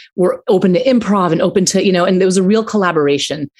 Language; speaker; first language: English; native; English